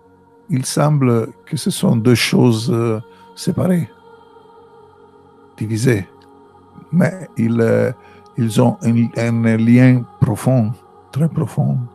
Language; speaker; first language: French; non-native, fluent; Italian